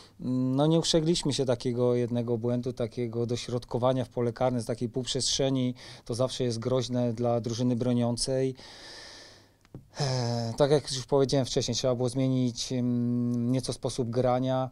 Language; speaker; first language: Polish; native; Polish